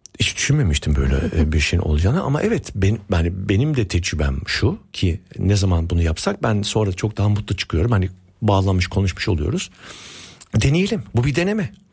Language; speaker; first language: Turkish; early bilingual, heritage; Turkish